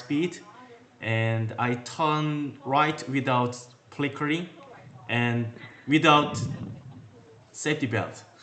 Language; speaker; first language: English; non-native, learner; Korean